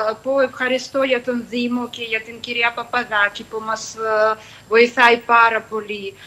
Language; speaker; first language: Greek; non-native, fluent; Ukrainian